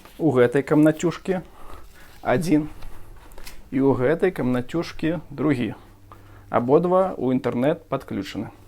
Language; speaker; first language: Belarusian; non-native, local second language; Russian